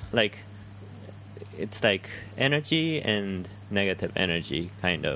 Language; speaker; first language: English; early bilingual, other home language; Japanese